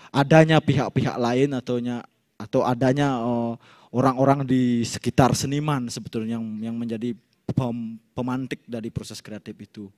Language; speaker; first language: Indonesian; native; Indonesian